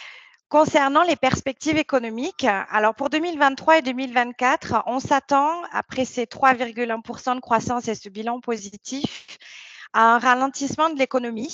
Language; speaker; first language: French; native; French